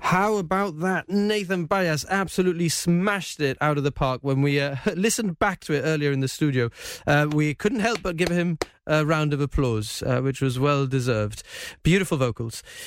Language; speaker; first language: English; native; English